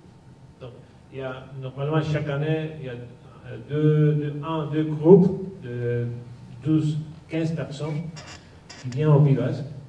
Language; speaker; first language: French; non-native, fluent; Basque